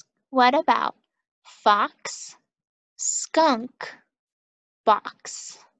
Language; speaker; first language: English; native; English